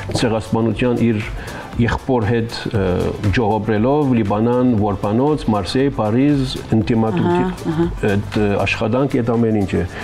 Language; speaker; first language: Armenian; native; Armenian